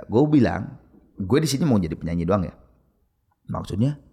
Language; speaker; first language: Indonesian; native; Indonesian